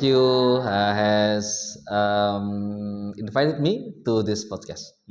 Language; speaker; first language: English; non-native, learner; Indonesian